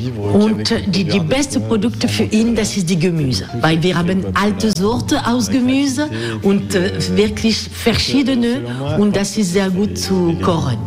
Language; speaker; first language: German; non-native, fluent; French